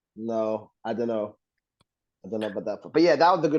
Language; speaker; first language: English; native; English